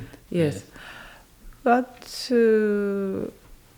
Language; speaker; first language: English; non-native, learner; Japanese